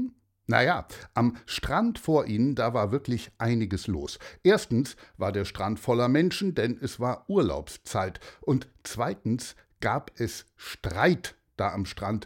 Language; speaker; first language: German; native; German